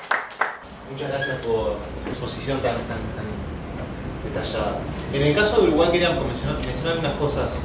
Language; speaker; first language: Spanish; native; Spanish